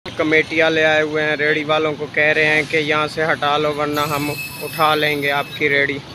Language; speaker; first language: Urdu; non-native, local second language; Saraiki